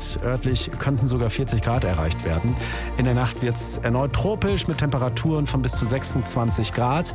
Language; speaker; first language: German; native; German